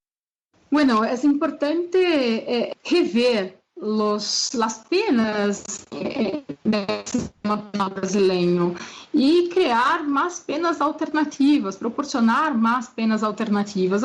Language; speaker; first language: Spanish; non-native, fluent; Portuguese